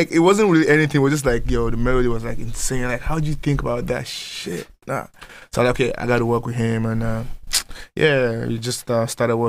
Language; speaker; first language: English; non-native, local second language; Yoruba